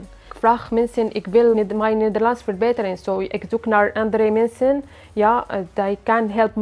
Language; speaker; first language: Dutch; non-native, learner; Arabic